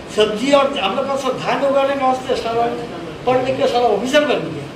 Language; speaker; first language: Hindi; non-native, local second language; Bangla